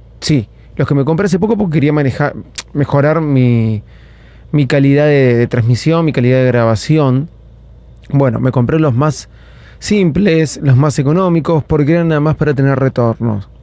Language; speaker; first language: Spanish; native; Spanish